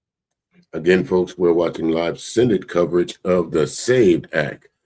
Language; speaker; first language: English; native; English